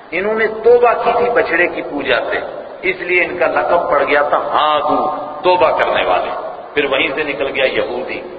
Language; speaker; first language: Urdu; non-native, local second language; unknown